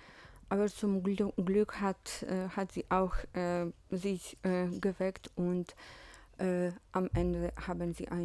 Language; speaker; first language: German; non-native, fluent; Polish